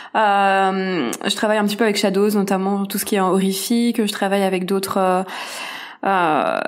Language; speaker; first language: French; native; French